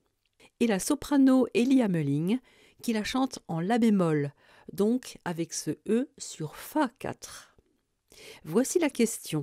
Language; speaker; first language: French; native; French